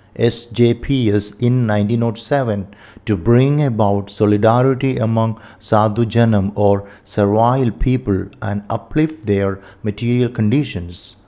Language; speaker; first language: English; non-native, local second language; Malayalam